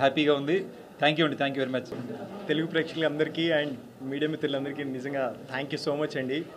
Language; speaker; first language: Telugu; native; Telugu